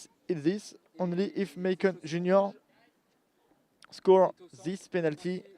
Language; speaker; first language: English; non-native, learner; French